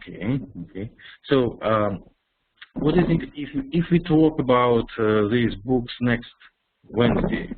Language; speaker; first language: English; non-native, fluent; Russian